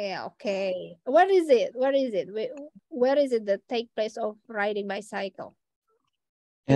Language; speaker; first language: English; non-native, fluent; Indonesian